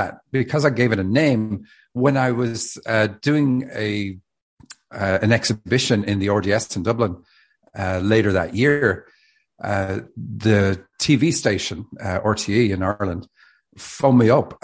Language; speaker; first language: English; native; English